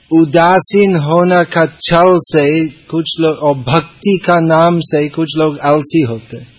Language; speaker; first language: Hindi; non-native, fluent; English